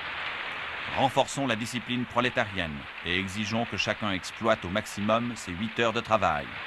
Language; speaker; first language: French; native; French